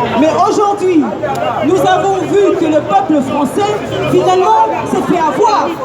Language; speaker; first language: French; non-native, local second language; Lingala